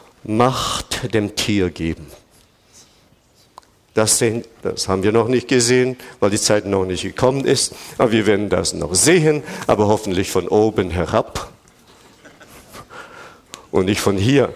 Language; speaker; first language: German; non-native, fluent; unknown